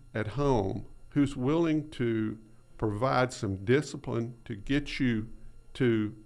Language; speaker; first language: English; native; English